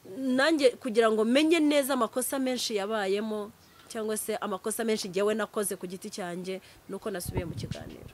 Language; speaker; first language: Kinyarwanda; early bilingual, heritage; Kinyarwanda